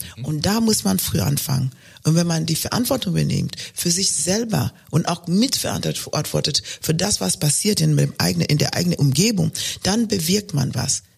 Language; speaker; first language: German; non-native, fluent; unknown